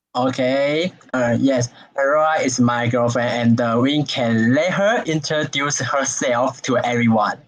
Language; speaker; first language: English; non-native, learner; Chinese